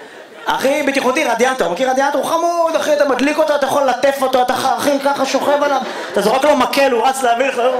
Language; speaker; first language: Hebrew; native; Hebrew